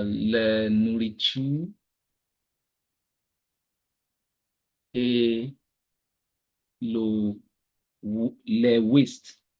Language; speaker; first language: French; non-native, learner; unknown